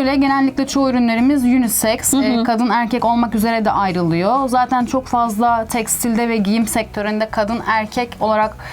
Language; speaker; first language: Turkish; native; Turkish